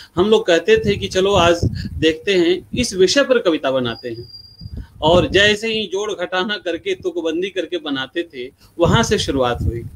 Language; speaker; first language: Hindi; non-native, local second language; Bhojpuri